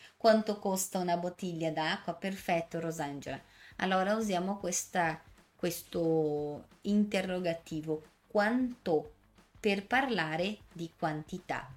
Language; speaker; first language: Italian; non-native, fluent; Portuguese